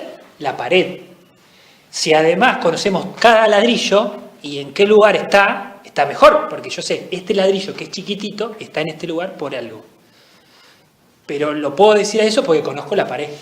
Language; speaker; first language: Spanish; native; Spanish